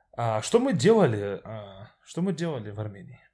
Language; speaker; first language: Russian; native; Russian